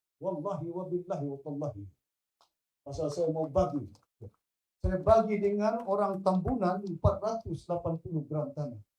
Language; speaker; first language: Malay; non-native, local second language; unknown